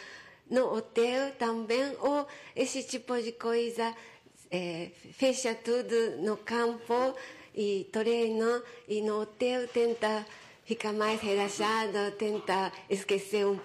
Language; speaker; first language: Portuguese; non-native, learner; Japanese